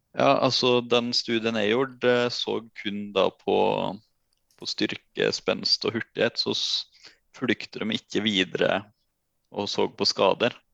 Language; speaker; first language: Norwegian; native; Norwegian